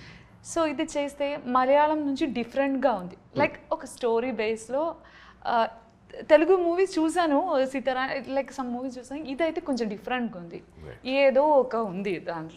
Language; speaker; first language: Telugu; non-native, learner; Malayalam